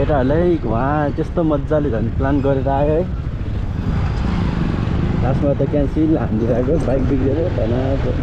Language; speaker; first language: Nepali; native; Nepali